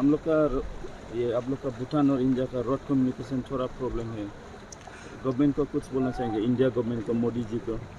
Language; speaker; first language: Hindi; non-native, local second language; Bodo